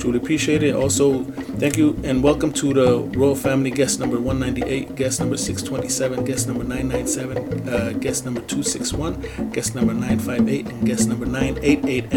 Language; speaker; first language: English; early bilingual, other home language; Spanish